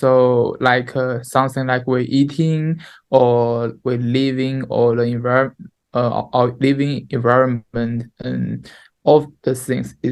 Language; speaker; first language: English; non-native, learner; Chinese